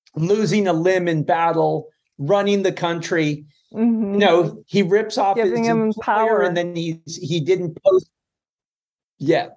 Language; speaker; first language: English; native; English